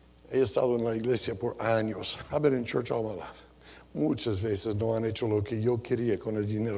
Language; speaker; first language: Spanish; non-native, fluent; English